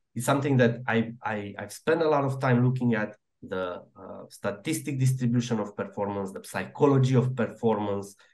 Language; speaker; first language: English; non-native, fluent; Romanian